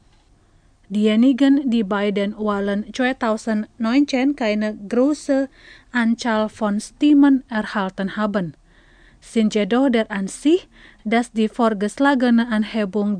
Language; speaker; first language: German; non-native, fluent; Indonesian